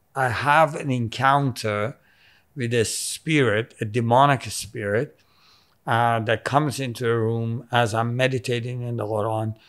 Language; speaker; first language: English; non-native, local second language; Persian